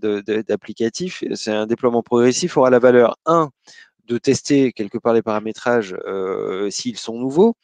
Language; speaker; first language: French; native; French